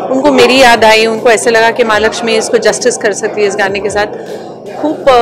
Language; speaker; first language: Marathi; non-native, local second language; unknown